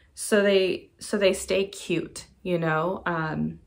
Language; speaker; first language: English; native; English